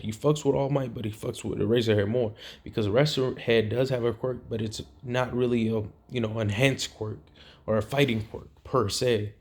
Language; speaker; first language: English; native; English